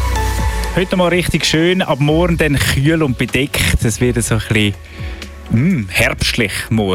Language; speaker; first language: German; native; German